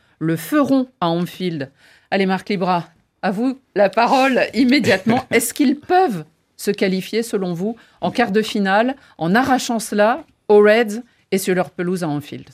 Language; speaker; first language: French; native; French